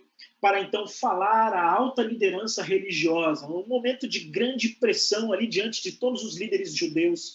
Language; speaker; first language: Portuguese; native; Portuguese